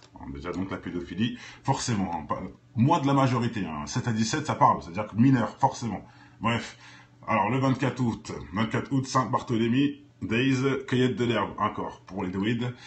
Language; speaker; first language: French; native; French